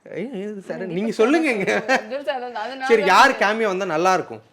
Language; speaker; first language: Tamil; native; Tamil